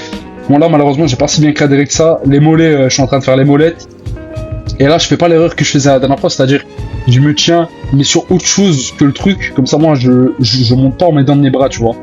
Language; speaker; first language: French; native; French